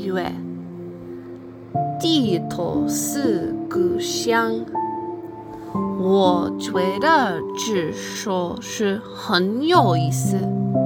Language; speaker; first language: Chinese; non-native, learner; English